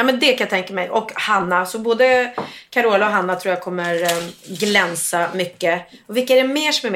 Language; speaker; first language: Swedish; native; Swedish